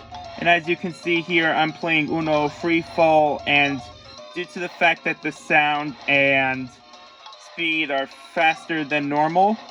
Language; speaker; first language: English; native; English